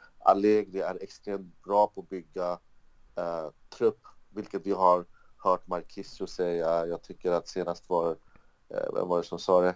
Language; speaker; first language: Swedish; early bilingual, other home language; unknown